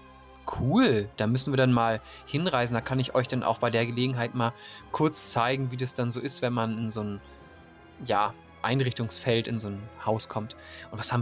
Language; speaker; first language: German; native; German